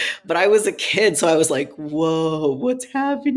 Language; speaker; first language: English; non-native, local second language; Filipino